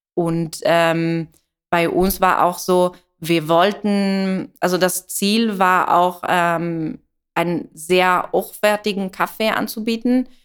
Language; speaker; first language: German; non-native, fluent; Italian